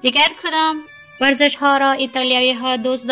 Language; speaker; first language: Persian; native; Persian